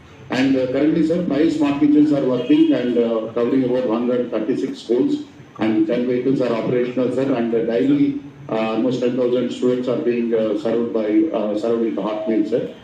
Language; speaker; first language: English; non-native, local second language; Telugu